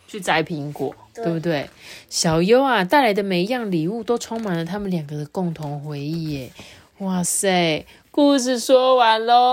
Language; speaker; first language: Chinese; native; Chinese